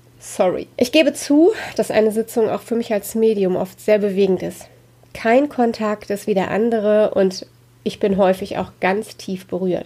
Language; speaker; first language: German; native; German